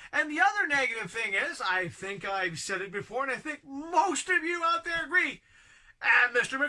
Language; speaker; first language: English; native; English